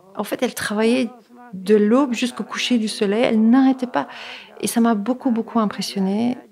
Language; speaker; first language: French; native; French